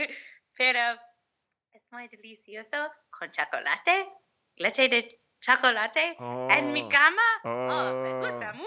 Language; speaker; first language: Spanish; non-native, learner; English